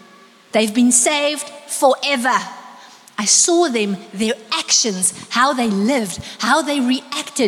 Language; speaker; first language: English; non-native, local second language; Afrikaans